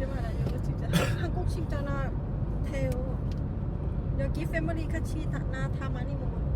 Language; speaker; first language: Korean; non-native, learner; Thai